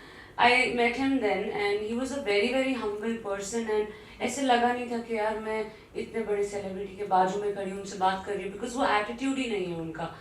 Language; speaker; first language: Hindi; native; Hindi